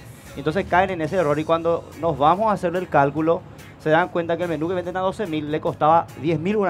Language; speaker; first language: Spanish; native; Spanish